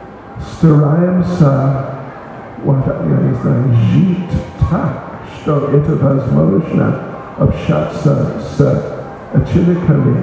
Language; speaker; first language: Russian; non-native, learner; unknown